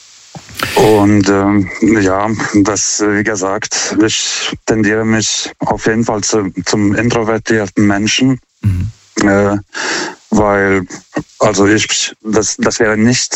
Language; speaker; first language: German; non-native, fluent; Lithuanian